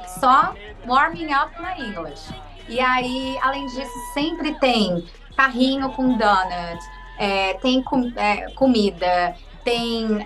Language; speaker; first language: Portuguese; native; Portuguese